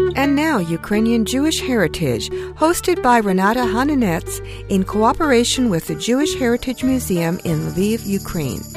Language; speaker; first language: English; early bilingual, other home language; Ukrainian